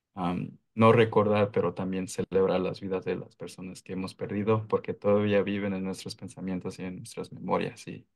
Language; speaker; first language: Spanish; early bilingual, heritage; Spanish